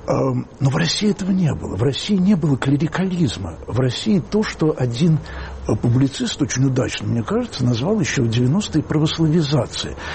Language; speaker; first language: Russian; native; Russian